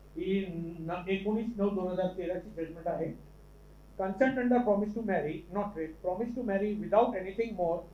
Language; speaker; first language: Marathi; non-native, local second language; Urdu